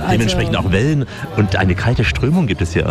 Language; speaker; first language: German; native; German